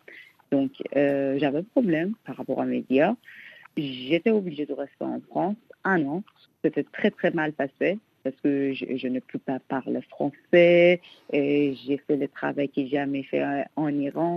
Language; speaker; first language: French; non-native, learner; Persian